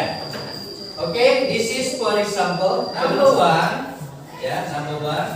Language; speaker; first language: English; non-native, learner; Indonesian